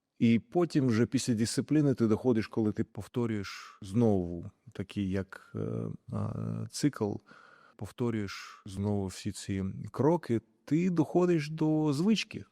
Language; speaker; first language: Ukrainian; non-native, local second language; Russian